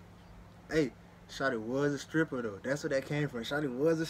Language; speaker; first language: English; native; English